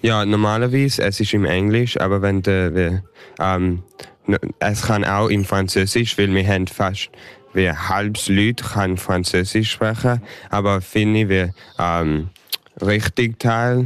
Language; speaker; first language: German; early bilingual, heritage; English